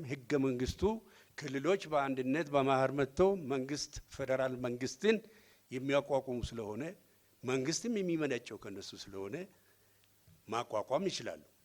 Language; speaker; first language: Amharic; non-native, local second language; Oromo